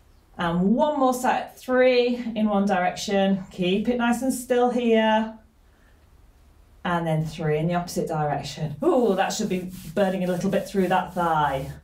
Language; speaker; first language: English; native; English